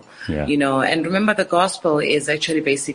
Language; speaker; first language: English; non-native, local second language; Northern Sotho